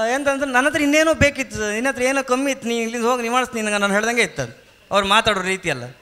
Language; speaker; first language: Kannada; native; Kannada